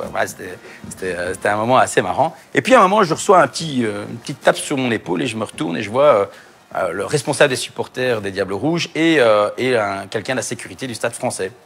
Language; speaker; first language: French; native; French